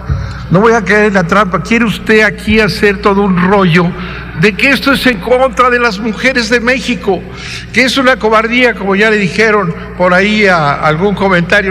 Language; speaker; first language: Spanish; native; Spanish